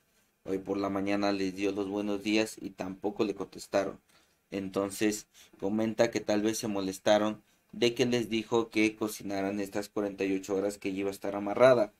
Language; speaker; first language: Spanish; native; Spanish